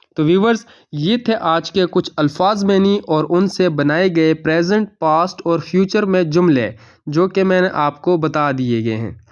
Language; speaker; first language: Urdu; non-native, local second language; Pashto